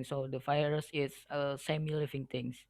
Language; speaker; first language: English; non-native, learner; Indonesian